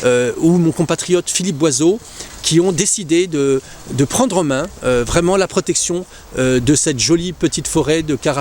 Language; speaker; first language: French; native; French